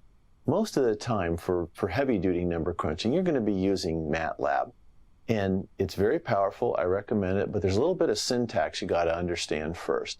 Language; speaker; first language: English; native; English